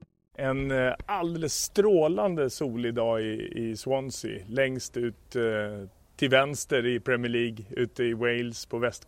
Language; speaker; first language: Swedish; native; Swedish